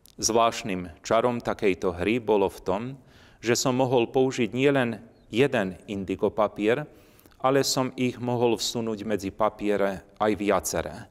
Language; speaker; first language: Slovak; native; Slovak